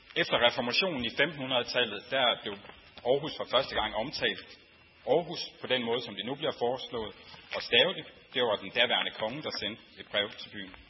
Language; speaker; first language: Danish; native; Danish